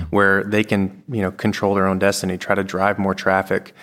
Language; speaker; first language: English; native; English